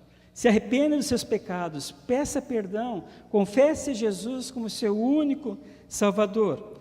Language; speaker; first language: Portuguese; native; Portuguese